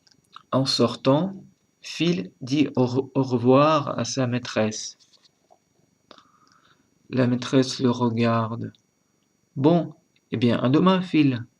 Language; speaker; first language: French; non-native, learner; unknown